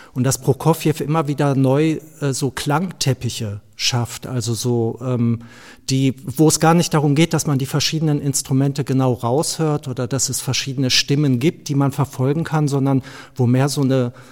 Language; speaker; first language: German; non-native, fluent; Slovenian